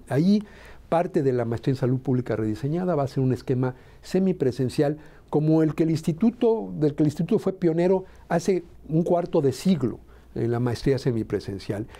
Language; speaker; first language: Spanish; native; Spanish